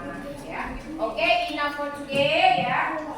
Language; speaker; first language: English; non-native, learner; Indonesian